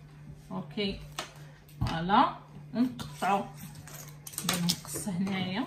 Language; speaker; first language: Arabic; native; Arabic